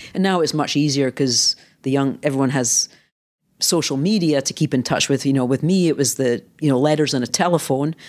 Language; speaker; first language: English; native; English